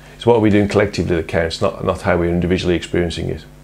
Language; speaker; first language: English; native; English